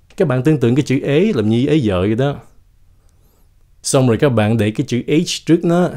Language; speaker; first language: Vietnamese; early bilingual, heritage; Vietnamese